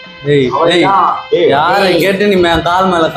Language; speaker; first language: Tamil; native; Tamil